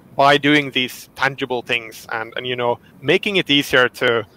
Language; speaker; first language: English; non-native, fluent; Finnish